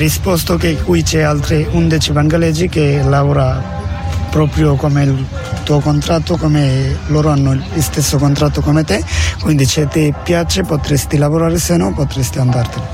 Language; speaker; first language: Italian; non-native, learner; Bangla